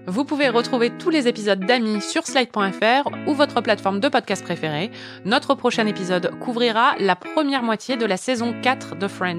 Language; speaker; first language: French; native; French